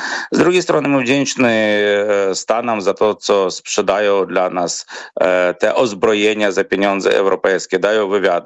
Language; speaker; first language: Polish; non-native, fluent; Ukrainian